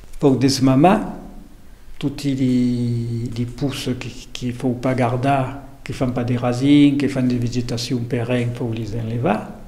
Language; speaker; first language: Occitan; native; Occitan